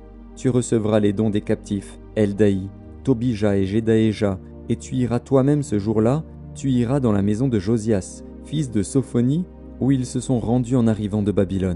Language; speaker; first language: French; native; French